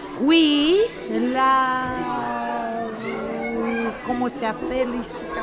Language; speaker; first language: French; non-native, learner; Romanian